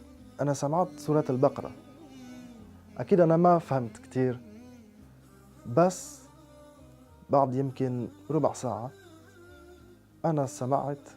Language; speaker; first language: Arabic; non-native, fluent; French